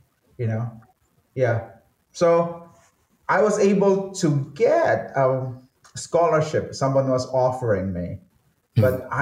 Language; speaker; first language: English; non-native, local second language; Filipino